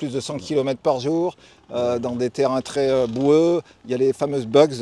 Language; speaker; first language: French; native; French